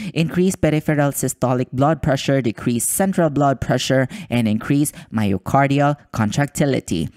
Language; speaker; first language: English; non-native, local second language; Filipino